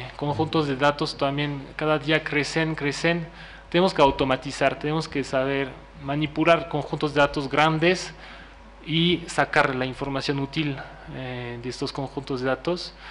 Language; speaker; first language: Spanish; non-native, fluent; French